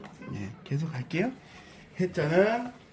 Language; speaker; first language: Korean; non-native, fluent; English